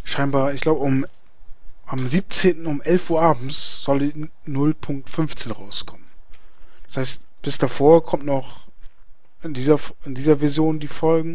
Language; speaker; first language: German; native; German